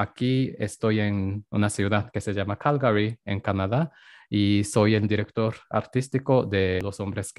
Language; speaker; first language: Spanish; non-native, fluent; Japanese